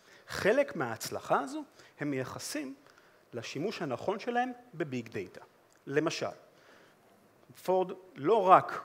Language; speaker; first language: Hebrew; native; Hebrew